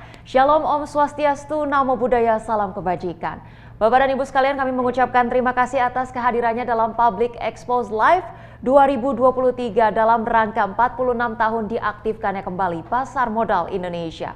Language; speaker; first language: Indonesian; native; Indonesian